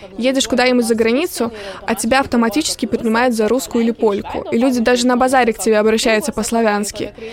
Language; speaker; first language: Russian; non-native, local second language; Lithuanian